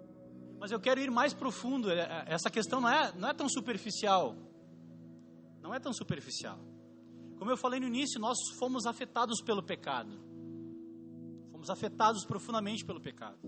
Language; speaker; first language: Portuguese; native; Portuguese